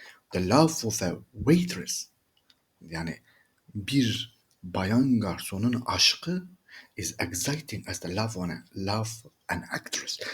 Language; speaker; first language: English; non-native, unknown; Turkish